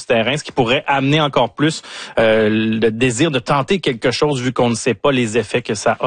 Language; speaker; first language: French; native; French